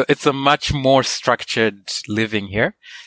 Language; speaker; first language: English; non-native, local second language; Nyanja